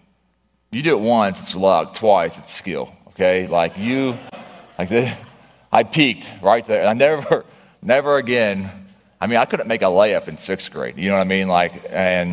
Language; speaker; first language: English; native; English